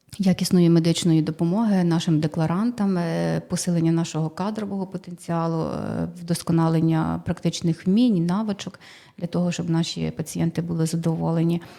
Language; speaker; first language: Ukrainian; native; Ukrainian